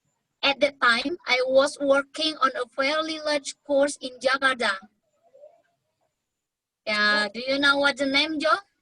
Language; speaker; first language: English; non-native, learner; Indonesian